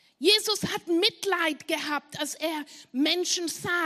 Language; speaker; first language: German; non-native, fluent; English